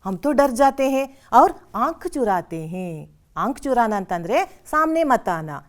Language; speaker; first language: Hindi; non-native, local second language; Kannada